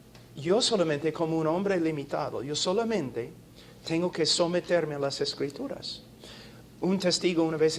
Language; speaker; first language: Spanish; non-native, fluent; English